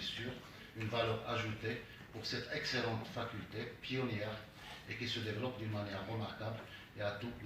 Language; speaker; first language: French; native; French